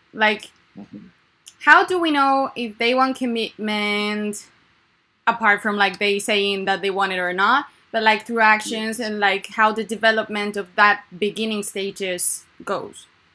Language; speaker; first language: English; non-native, fluent; Spanish